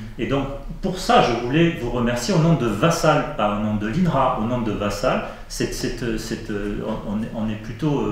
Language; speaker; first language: French; native; French